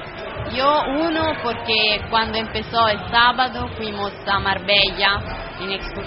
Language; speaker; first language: Spanish; non-native, fluent; Italian